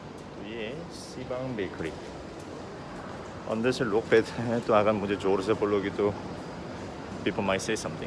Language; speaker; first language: Hindi; non-native, fluent; Korean